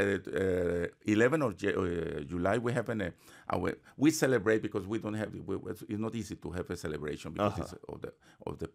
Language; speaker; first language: English; non-native, fluent; Spanish